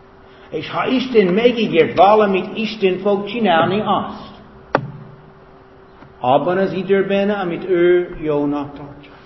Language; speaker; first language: Hungarian; non-native, fluent; English